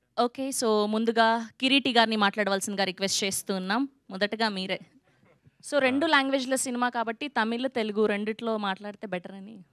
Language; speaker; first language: Telugu; native; Telugu